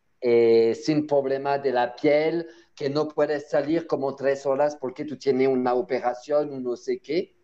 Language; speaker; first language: Spanish; non-native, learner; French